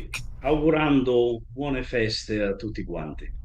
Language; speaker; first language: Italian; native; Italian